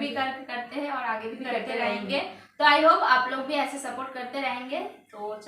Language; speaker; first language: Hindi; non-native, local second language; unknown